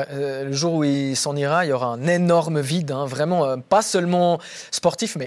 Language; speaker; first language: French; native; French